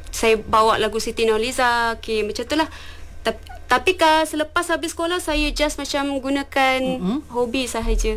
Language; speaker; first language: Malay; non-native, local second language; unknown